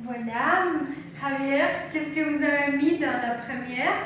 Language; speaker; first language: French; non-native, fluent; Spanish